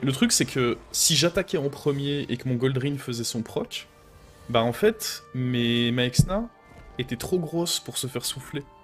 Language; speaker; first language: French; native; French